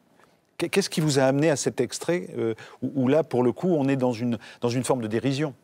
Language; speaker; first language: French; native; French